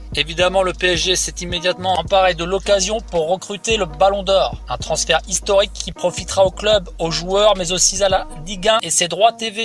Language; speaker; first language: French; native; French